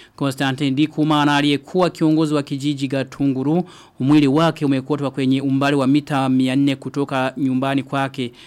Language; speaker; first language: Swahili; non-native, local second language; Rundi